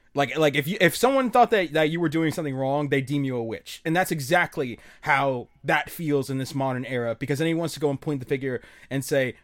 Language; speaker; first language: English; early bilingual, other home language; Spanish